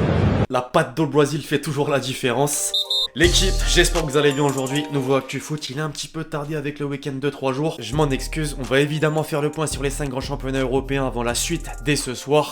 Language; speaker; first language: French; native; French